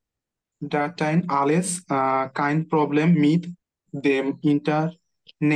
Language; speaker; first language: German; non-native, learner; Bangla